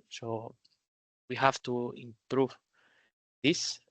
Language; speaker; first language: English; non-native, learner; Spanish